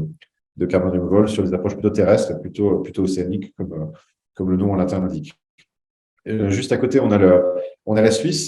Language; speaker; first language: French; native; French